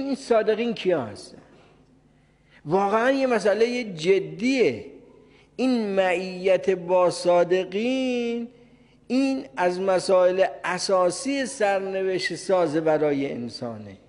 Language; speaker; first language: Persian; native; Persian